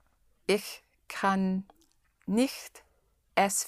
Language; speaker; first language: German; non-native, learner; English